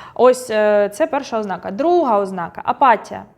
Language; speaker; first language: Ukrainian; non-native, local second language; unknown